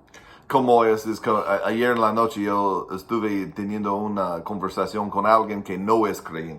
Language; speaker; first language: Spanish; non-native, fluent; English